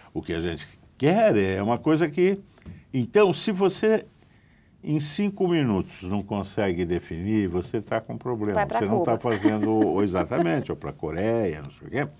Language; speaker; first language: Portuguese; native; Portuguese